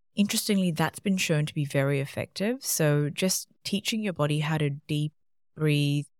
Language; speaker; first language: English; non-native, local second language; Tamil